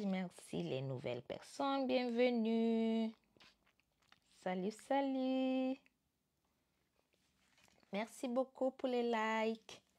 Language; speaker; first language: French; non-native, fluent; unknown